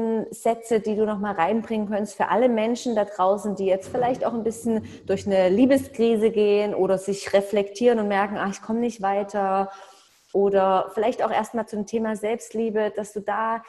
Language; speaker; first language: German; native; German